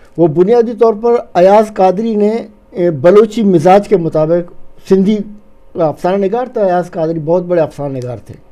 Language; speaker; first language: Urdu; non-native, local second language; Baluchi